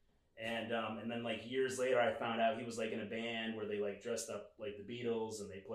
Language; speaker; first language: English; native; English